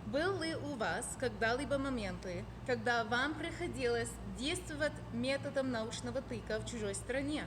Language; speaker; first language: Russian; non-native, fluent; English